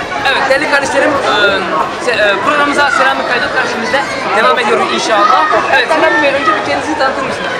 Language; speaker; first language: Turkish; early bilingual, heritage; Turkish